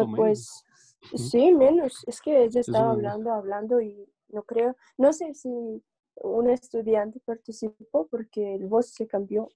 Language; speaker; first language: Spanish; non-native, learner; English